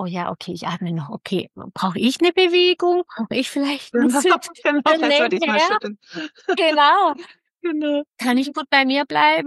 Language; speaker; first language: German; native; German